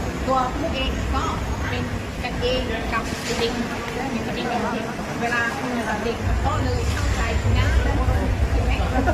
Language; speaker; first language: Thai; native; Thai